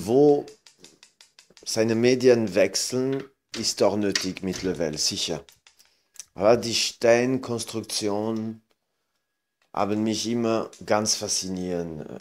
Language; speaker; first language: German; non-native, fluent; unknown